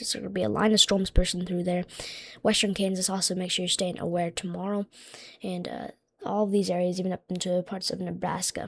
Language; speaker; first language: English; native; English